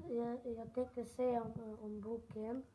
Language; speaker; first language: Swedish; early bilingual, other home language; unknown